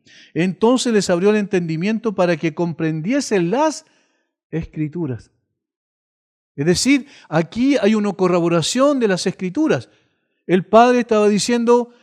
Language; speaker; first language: Spanish; native; Spanish